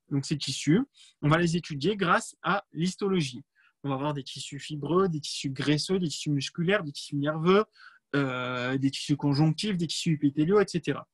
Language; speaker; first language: French; native; French